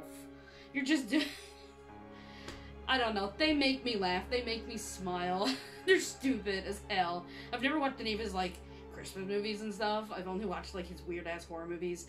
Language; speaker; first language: English; native; English